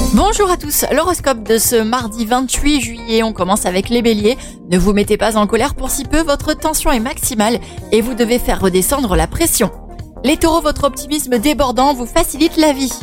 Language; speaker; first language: French; native; French